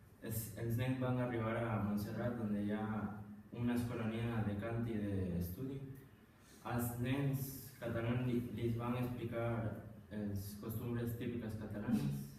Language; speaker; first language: Catalan; non-native, learner; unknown